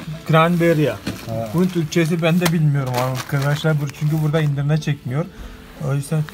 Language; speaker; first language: Turkish; non-native, fluent; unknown